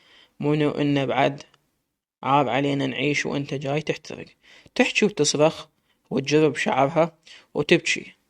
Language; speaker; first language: Arabic; native; Arabic